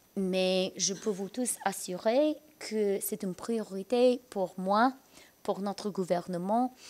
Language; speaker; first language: French; non-native, learner; English